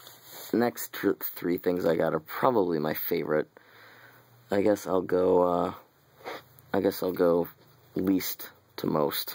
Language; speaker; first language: English; native; English